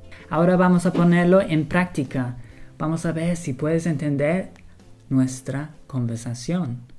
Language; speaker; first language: Spanish; non-native, fluent; English